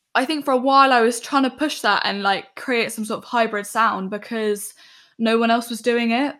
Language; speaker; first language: English; native; English